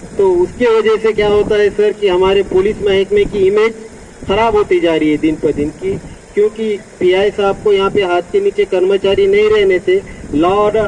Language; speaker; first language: Hindi; non-native, local second language; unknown